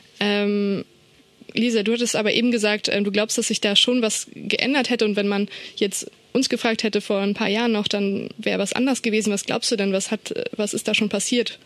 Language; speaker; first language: German; native; German